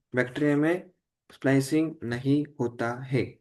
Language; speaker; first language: Hindi; non-native, local second language; Marathi